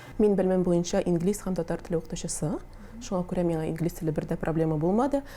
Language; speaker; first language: Tatar; native; Tatar